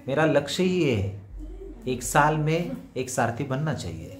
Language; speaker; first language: Hindi; non-native, local second language; Marathi